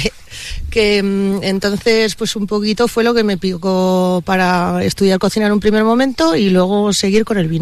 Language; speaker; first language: Spanish; native; Spanish